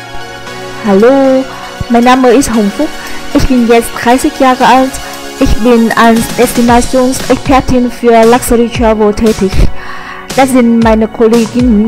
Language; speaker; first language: German; non-native, fluent; Vietnamese